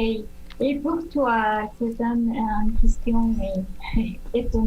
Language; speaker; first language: French; non-native, fluent; Spanish